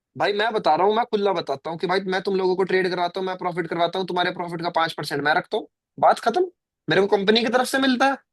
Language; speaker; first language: Hindi; native; Hindi